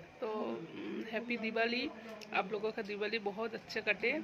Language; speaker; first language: Hindi; non-native, local second language; Bangla